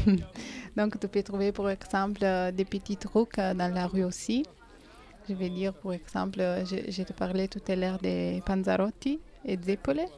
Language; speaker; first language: French; non-native, fluent; Italian